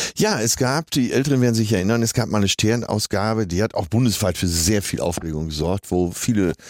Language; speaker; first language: German; native; German